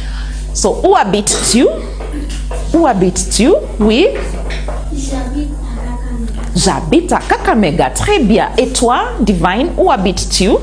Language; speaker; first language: French; non-native, fluent; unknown